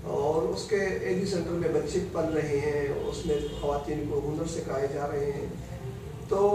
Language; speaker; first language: Urdu; non-native, local second language; Pashto